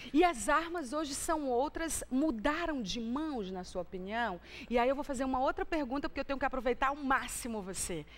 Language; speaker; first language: Portuguese; native; Portuguese